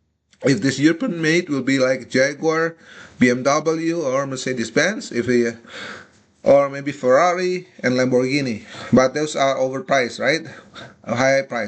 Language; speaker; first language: English; non-native, fluent; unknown